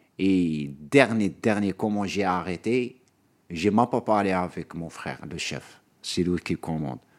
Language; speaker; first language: French; non-native, local second language; Arabic